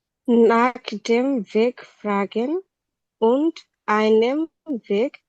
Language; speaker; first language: German; non-native, learner; Bangla